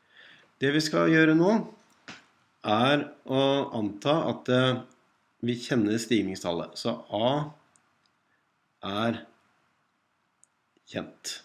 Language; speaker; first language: Norwegian; native; Norwegian